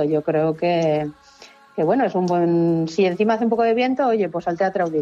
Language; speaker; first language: Spanish; native; Spanish